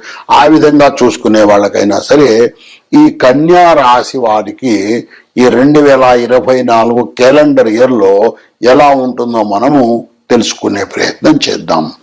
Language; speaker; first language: Telugu; native; Telugu